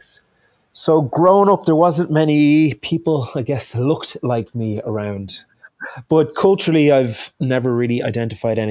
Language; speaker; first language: English; native; English